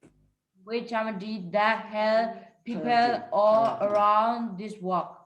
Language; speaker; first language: English; non-native, learner; Burmese